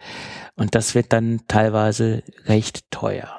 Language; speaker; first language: German; native; German